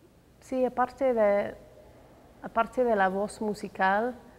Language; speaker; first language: Spanish; non-native, fluent; English